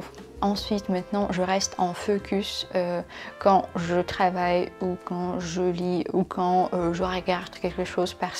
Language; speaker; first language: French; non-native, fluent; Russian